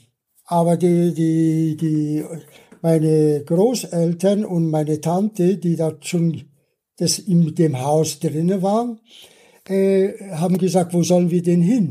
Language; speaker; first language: German; early bilingual, other home language; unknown